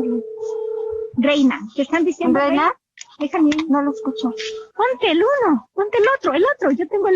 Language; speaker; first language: Spanish; native; Spanish